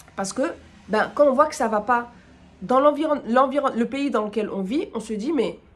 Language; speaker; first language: French; native; French